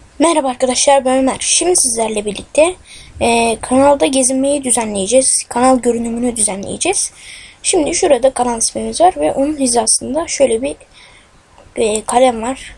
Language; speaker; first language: Turkish; native; Turkish